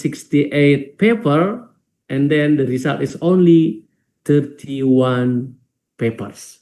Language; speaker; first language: English; non-native, fluent; Indonesian